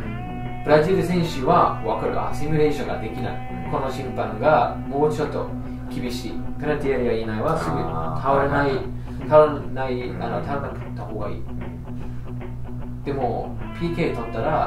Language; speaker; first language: Japanese; non-native, fluent; English